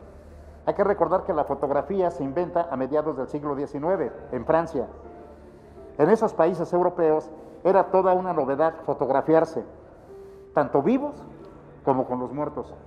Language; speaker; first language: Spanish; native; Spanish